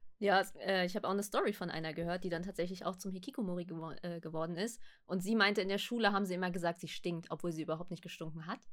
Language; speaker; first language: German; native; German